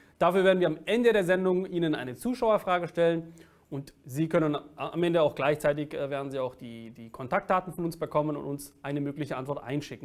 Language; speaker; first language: German; native; German